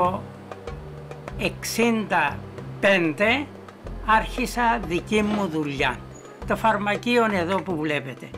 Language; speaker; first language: Greek; native; Greek